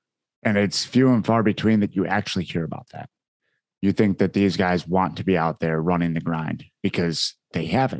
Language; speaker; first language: English; native; English